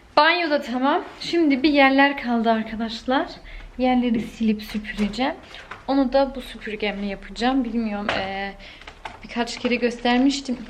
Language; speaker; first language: Turkish; early bilingual, heritage; Turkish